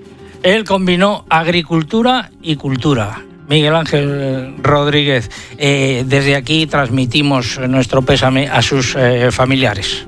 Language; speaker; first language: Spanish; native; Spanish